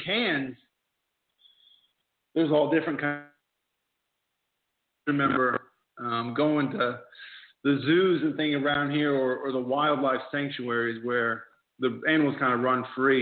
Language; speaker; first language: English; native; English